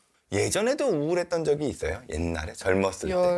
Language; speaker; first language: Korean; native; Korean